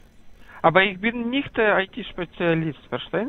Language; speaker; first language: German; non-native, fluent; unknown